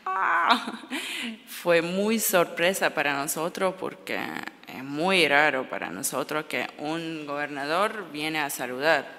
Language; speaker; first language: Spanish; non-native, learner; Arabic